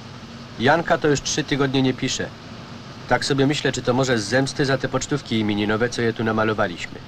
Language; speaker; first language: Polish; native; Polish